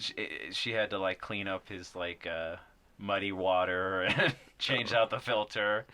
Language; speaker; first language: English; native; English